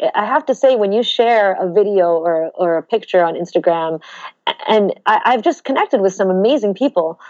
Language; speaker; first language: English; native; English